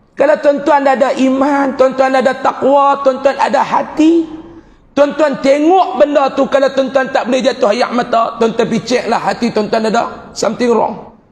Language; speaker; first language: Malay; native; Malay